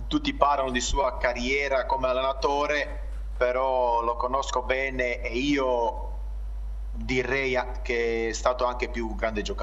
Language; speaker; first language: Italian; non-native, fluent; Croatian